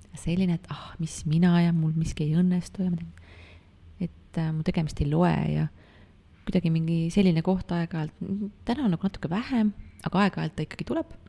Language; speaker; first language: Estonian; native; Estonian